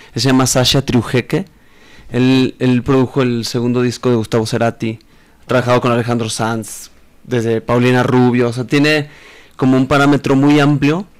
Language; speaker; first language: Spanish; native; Spanish